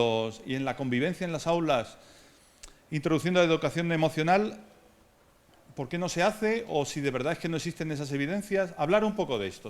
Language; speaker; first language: Spanish; native; Spanish